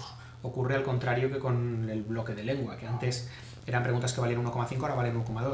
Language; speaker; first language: Spanish; native; Spanish